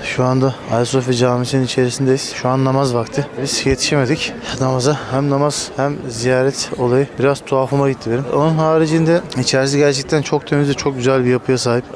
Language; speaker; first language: Turkish; native; Turkish